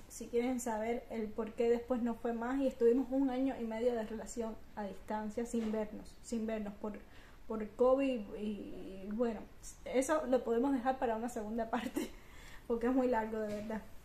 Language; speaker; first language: Spanish; native; Spanish